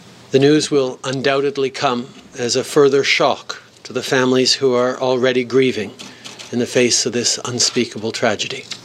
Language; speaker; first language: English; early bilingual, other home language; French